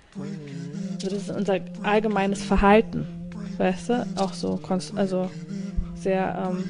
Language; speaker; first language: German; native; German